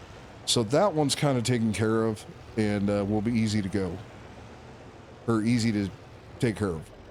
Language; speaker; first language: English; native; English